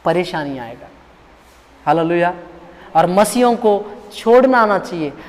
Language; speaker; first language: Hindi; non-native, local second language; Telugu